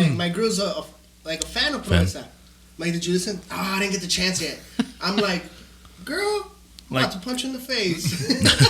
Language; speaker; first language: English; early bilingual, other home language; Spanish